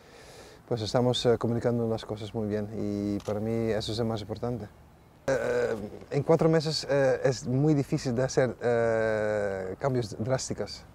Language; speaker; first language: Spanish; non-native, fluent; Dutch